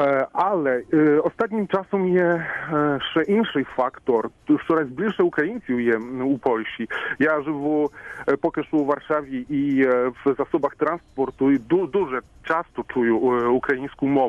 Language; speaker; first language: Ukrainian; non-native, fluent; Polish